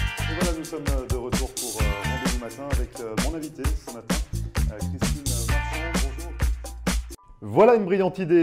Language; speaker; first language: French; native; French